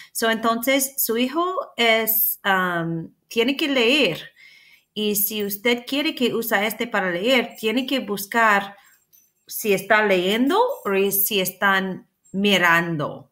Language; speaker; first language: Spanish; non-native, learner; English